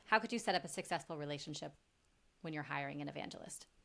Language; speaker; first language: English; native; English